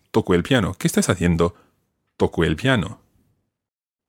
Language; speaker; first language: Spanish; non-native, fluent; English